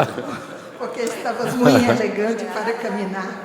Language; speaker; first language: Spanish; non-native, learner; Portuguese